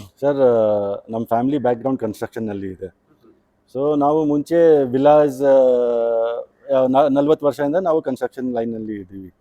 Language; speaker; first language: Kannada; non-native, local second language; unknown